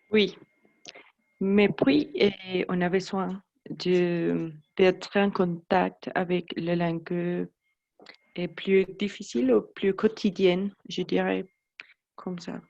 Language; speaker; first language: French; non-native, learner; Spanish